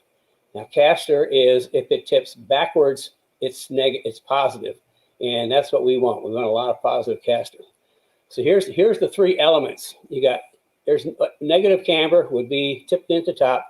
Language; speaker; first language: English; native; English